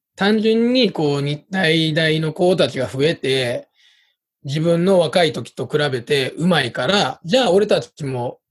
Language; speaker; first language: Japanese; native; Japanese